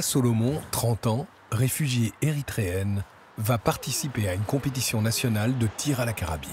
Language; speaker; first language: French; native; French